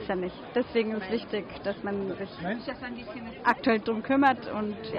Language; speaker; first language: German; non-native, fluent; French